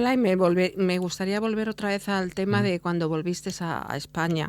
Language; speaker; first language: Spanish; native; Spanish